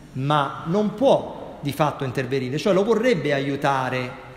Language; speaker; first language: Italian; native; Italian